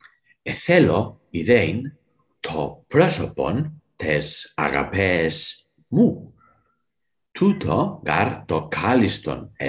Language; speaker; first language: Greek; non-native, learner; English